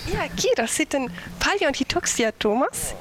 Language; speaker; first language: Finnish; non-native, learner; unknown